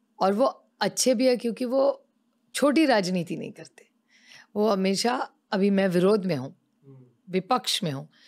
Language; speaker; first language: Hindi; non-native, local second language; Marathi